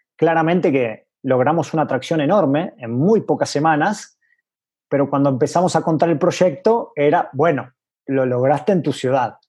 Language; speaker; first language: Spanish; native; Spanish